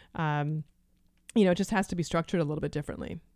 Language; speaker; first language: English; early bilingual, other home language; Lithuanian